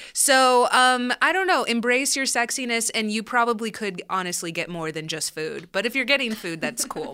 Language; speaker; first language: English; early bilingual, other home language; Spanish